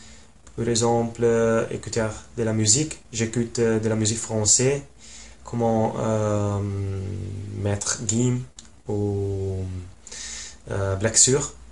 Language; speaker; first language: French; non-native, learner; Italian